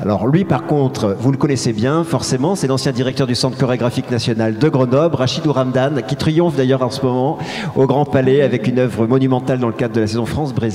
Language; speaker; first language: French; native; French